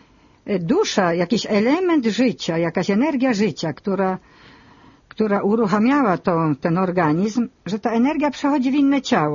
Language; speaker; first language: Polish; native; Polish